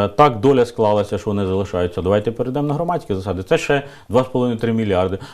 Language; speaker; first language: Ukrainian; native; Ukrainian